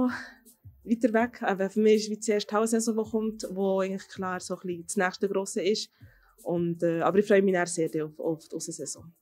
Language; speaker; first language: German; native; German